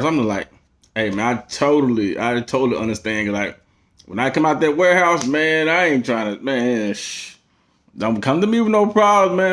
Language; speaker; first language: English; native; English